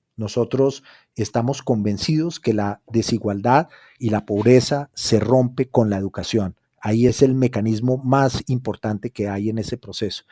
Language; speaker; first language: Spanish; native; Spanish